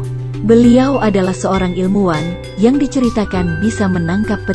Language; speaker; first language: Indonesian; native; Indonesian